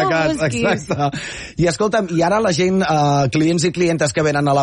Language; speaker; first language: Catalan; native; Catalan